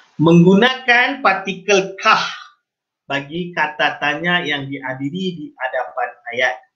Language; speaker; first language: Malay; non-native, local second language; Tamil